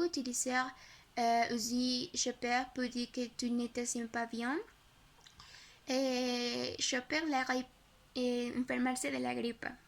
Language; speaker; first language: French; non-native, learner; Spanish